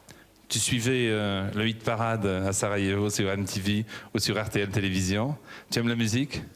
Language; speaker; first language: French; native; French